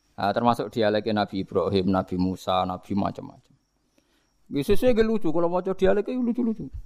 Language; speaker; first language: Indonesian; non-native, local second language; Javanese